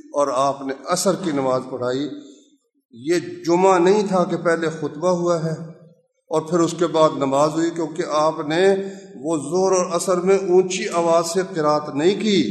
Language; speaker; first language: Urdu; non-native, local second language; Punjabi